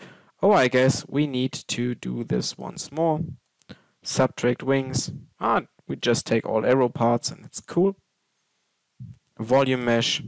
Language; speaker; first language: English; non-native, fluent; German